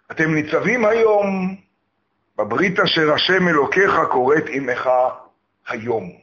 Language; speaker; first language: Hebrew; native; Hebrew